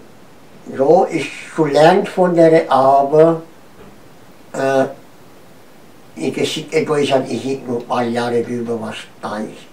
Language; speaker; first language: German; non-native, learner; Romanian